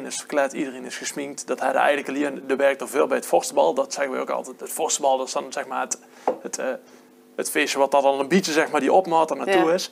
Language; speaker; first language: Dutch; native; Dutch